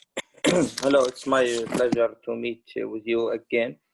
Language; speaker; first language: English; non-native, learner; Arabic